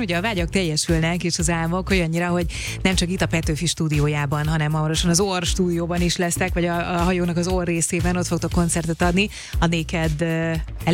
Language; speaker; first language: Hungarian; native; Hungarian